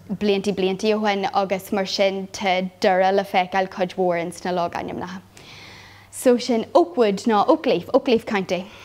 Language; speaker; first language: Irish; non-native, local second language; English